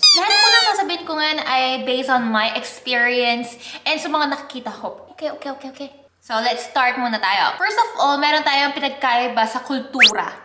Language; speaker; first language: Filipino; non-native, fluent; Korean